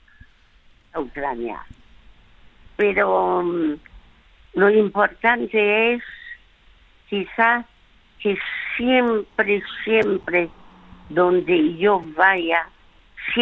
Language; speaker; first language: Spanish; early bilingual, other home language; French